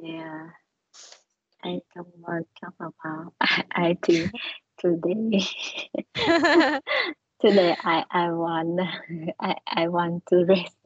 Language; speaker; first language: English; non-native, learner; Vietnamese